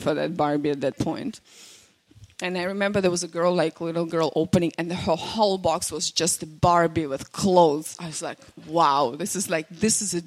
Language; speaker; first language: English; non-native, fluent; Russian